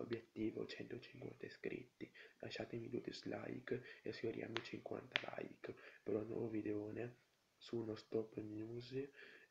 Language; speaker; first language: Italian; native; Italian